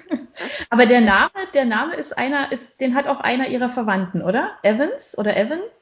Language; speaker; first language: German; native; German